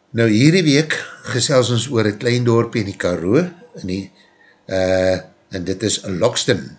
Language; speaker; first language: Afrikaans; native; Afrikaans